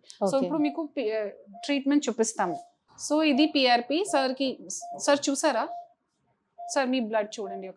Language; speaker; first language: Telugu; non-native, fluent; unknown